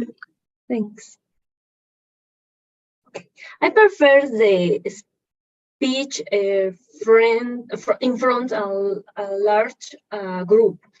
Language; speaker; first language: English; non-native, learner; Spanish